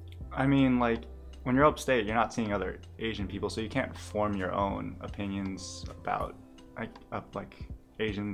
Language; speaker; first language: English; native; English